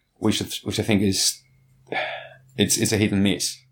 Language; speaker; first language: English; non-native, fluent; Portuguese